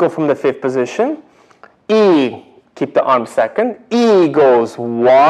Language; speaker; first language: English; non-native, fluent; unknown